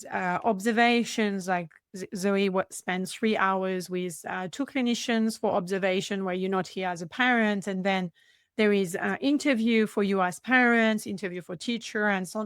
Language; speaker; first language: English; non-native, fluent; French